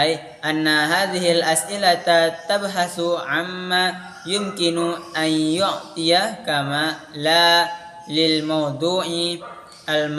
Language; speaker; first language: Arabic; non-native, learner; Indonesian